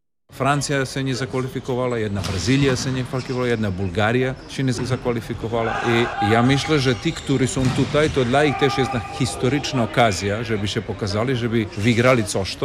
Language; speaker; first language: Polish; non-native, fluent; Serbian